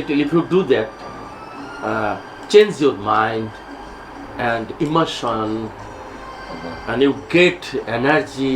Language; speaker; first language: English; non-native, learner; Bangla